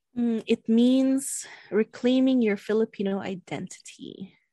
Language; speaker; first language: English; non-native, local second language; Filipino